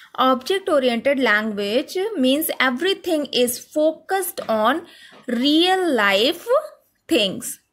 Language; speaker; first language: English; non-native, local second language; Hindi